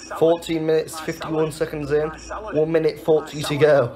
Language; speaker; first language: English; native; English